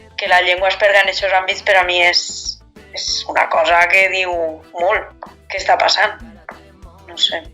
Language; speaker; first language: Catalan; native; Catalan